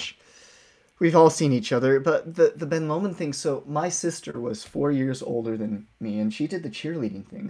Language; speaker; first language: English; native; English